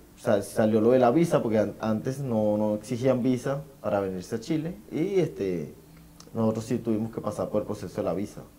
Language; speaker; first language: Spanish; native; Spanish